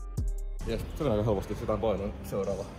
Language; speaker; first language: Finnish; native; Finnish